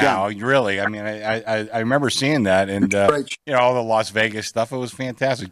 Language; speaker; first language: English; native; English